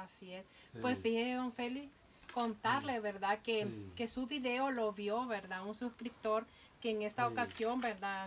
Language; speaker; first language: Spanish; native; Spanish